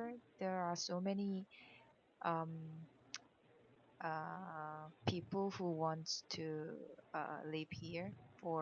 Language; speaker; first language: English; non-native, learner; Korean